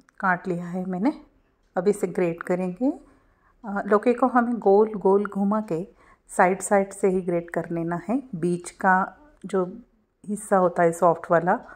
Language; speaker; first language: Hindi; non-native, local second language; Marathi